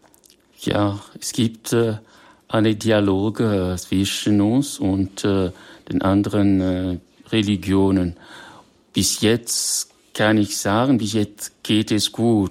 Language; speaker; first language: German; non-native, fluent; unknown